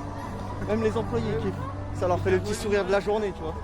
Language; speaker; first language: French; native; French